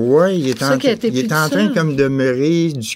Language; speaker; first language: French; native; French